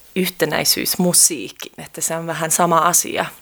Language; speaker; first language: Finnish; early bilingual, heritage; Finnish